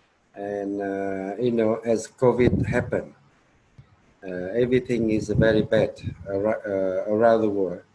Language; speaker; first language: English; non-native, learner; Vietnamese